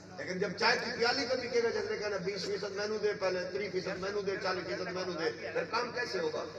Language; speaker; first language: Urdu; non-native, local second language; Punjabi